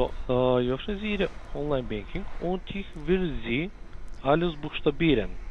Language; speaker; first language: German; non-native, learner; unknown